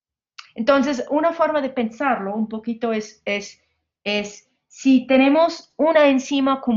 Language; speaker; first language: Spanish; non-native, fluent; English